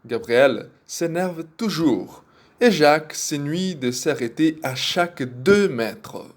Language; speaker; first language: French; non-native, fluent; Portuguese